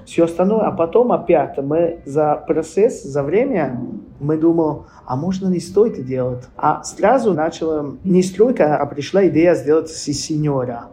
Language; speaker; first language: Russian; non-native, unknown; Italian